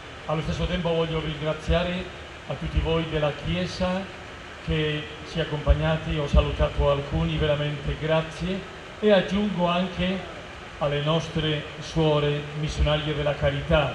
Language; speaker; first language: Italian; non-native, fluent; Spanish